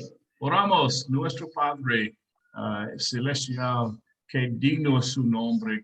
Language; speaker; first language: Spanish; non-native, learner; English